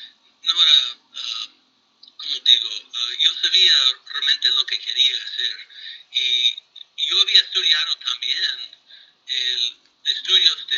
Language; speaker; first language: Spanish; non-native, fluent; English